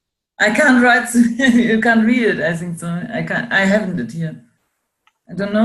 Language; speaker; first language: English; non-native, learner; German